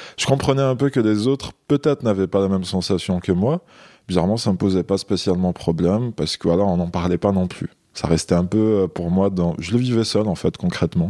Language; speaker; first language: French; non-native, local second language; Kabyle